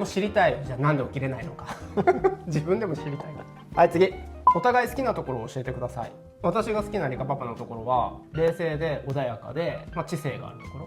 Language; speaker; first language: Japanese; native; Japanese